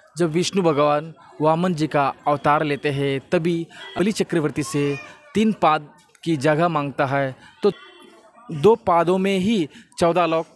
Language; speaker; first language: Hindi; non-native, local second language; Kannada